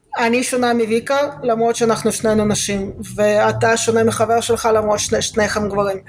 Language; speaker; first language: Hebrew; early bilingual, other home language; Russian